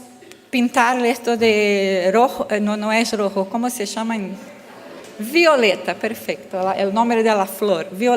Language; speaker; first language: Spanish; non-native, learner; Portuguese